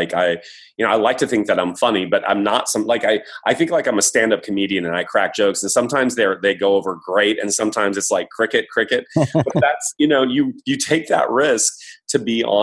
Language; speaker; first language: English; native; English